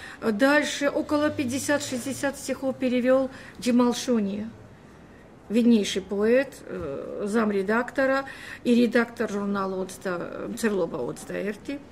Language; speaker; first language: Russian; native; Russian